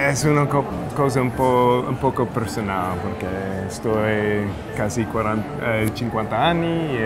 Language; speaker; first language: Spanish; non-native, learner; Italian